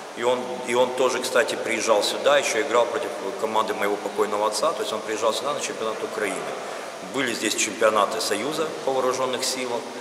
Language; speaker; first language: Russian; native; Russian